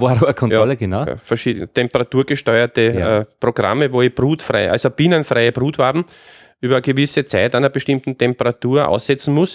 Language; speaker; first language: German; native; German